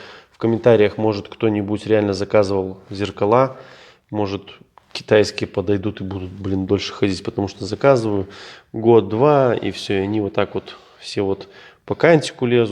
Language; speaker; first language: Russian; native; Russian